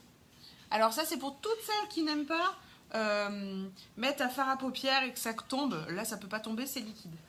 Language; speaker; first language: French; native; French